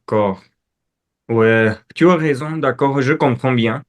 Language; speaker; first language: French; non-native, fluent; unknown